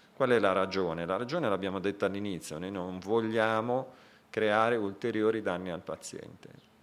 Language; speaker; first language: Italian; native; Italian